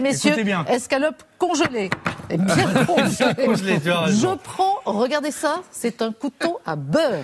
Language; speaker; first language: French; native; French